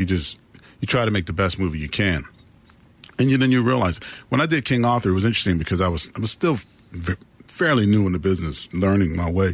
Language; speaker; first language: English; native; English